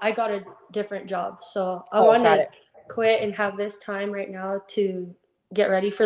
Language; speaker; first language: English; native; English